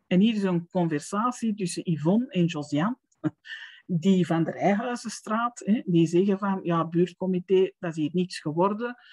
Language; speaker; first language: Dutch; native; Dutch